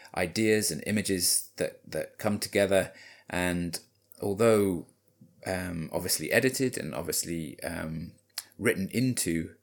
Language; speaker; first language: English; native; English